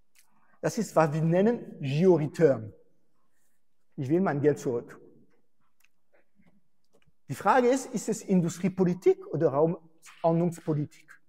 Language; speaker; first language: German; non-native, fluent; French